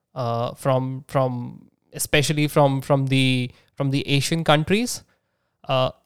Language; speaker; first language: English; non-native, local second language; Marathi